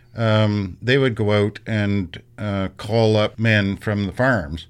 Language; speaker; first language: English; native; English